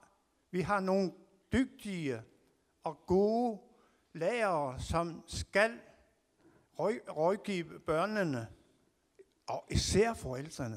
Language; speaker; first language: Danish; non-native, local second language; Kalaallisut